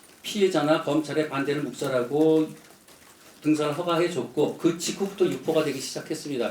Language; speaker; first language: Korean; native; Korean